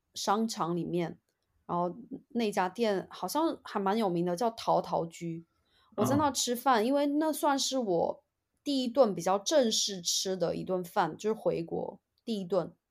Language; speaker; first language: Chinese; native; Chinese